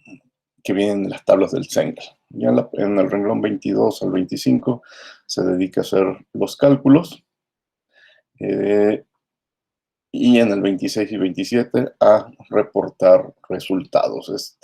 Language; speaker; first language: Spanish; native; Spanish